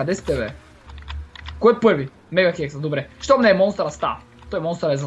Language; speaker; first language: Bulgarian; native; Bulgarian